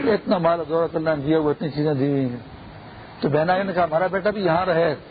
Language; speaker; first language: Urdu; non-native, local second language; Pashto